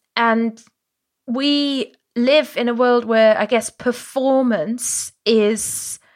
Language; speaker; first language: English; non-native, fluent; German